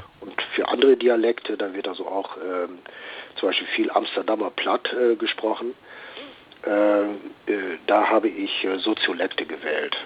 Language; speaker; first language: German; native; German